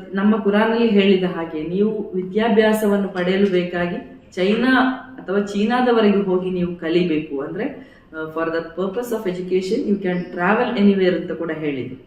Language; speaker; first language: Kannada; non-native, local second language; Badaga